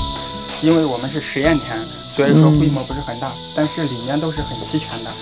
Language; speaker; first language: Chinese; native; Chinese